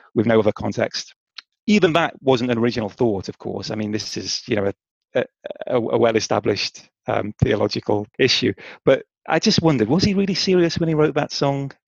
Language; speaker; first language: English; native; English